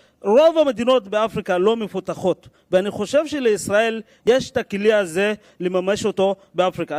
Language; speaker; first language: Hebrew; non-native, fluent; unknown